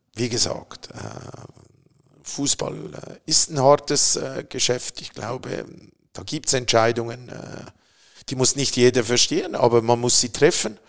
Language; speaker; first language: German; native; German